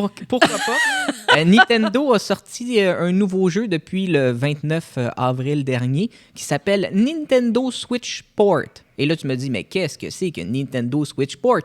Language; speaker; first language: French; native; French